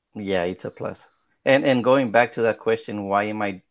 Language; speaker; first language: English; early bilingual, other home language; Spanish